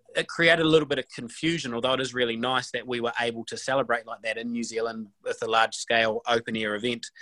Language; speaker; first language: English; native; English